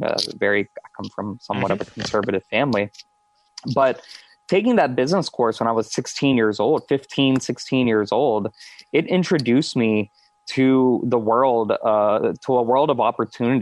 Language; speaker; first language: English; native; English